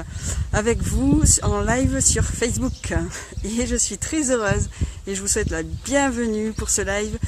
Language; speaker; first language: French; native; French